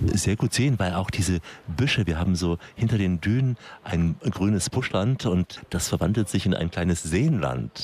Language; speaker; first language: German; native; German